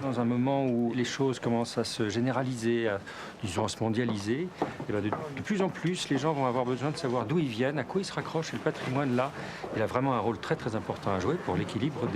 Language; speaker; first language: French; native; French